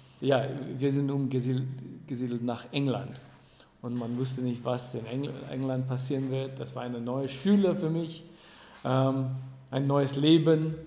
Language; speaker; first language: German; non-native, fluent; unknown